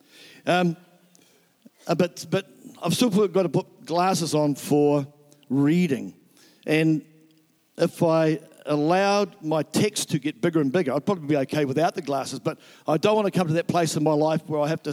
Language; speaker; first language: English; native; English